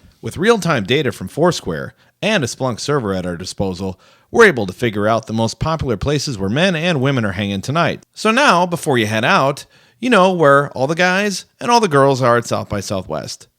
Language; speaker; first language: English; native; English